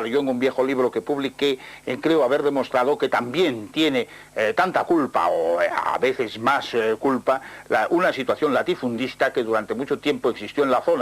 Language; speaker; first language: Spanish; native; Spanish